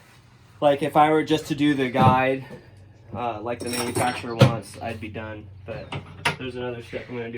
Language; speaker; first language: English; native; English